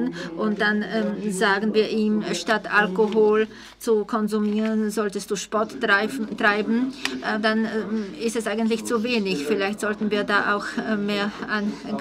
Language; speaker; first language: German; non-native, fluent; Czech